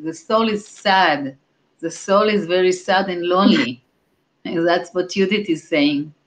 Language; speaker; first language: English; non-native, fluent; Hebrew